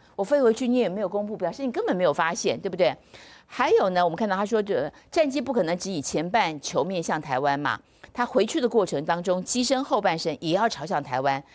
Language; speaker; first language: Chinese; native; Chinese